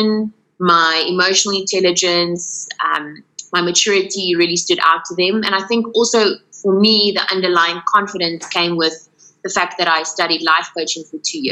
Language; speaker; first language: English; non-native, local second language; Afrikaans